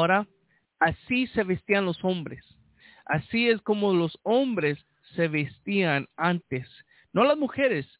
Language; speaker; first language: Spanish; early bilingual, heritage; Spanish